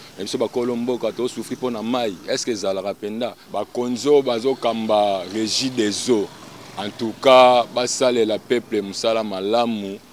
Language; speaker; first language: Lingala; native; Lingala